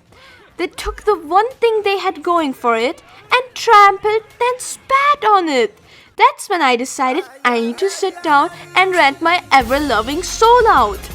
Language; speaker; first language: English; native; English